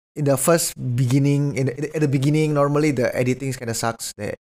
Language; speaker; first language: English; non-native, fluent; Indonesian